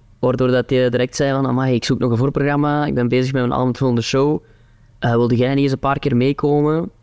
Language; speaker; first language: Dutch; native; Dutch